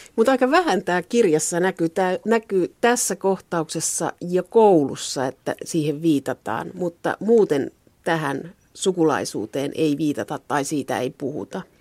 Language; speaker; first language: Finnish; native; Finnish